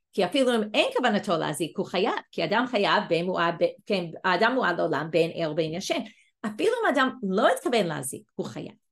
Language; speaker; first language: Hebrew; non-native, fluent; English